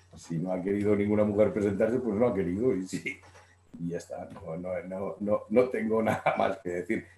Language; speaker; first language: Spanish; native; Spanish